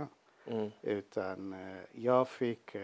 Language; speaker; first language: Swedish; non-native, fluent; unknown